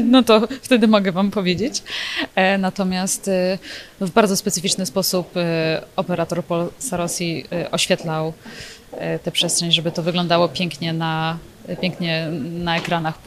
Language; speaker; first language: Polish; native; Polish